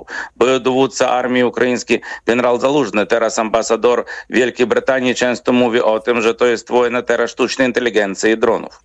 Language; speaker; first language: Polish; non-native, fluent; Ukrainian